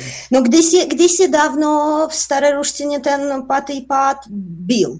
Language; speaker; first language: Czech; non-native, fluent; Russian